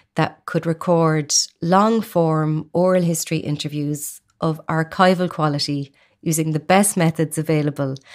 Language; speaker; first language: English; native; English